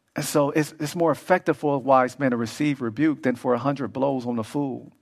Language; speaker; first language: English; native; English